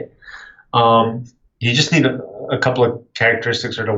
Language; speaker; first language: English; native; English